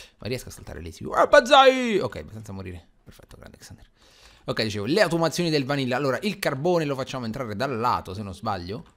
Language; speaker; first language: Italian; native; Italian